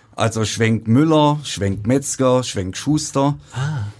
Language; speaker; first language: German; native; German